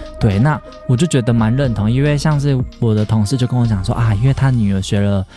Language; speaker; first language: Chinese; native; Chinese